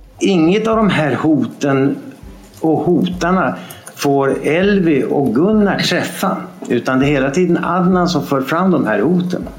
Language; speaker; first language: Swedish; native; Swedish